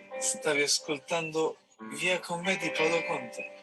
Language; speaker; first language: Italian; non-native, learner; English